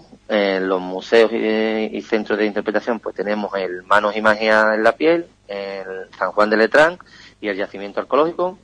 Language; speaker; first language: Spanish; native; Spanish